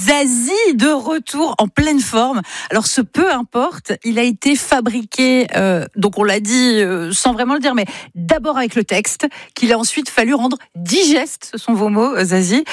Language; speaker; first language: French; native; French